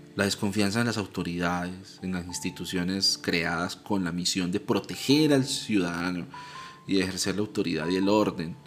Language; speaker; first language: Spanish; native; Spanish